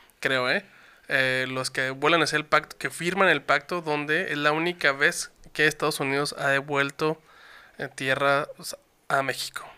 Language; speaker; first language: Spanish; native; Spanish